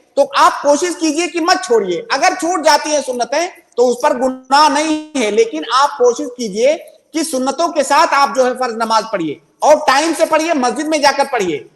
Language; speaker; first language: Urdu; native; Urdu